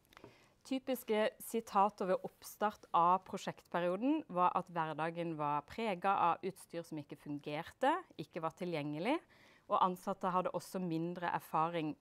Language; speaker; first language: Norwegian; native; Norwegian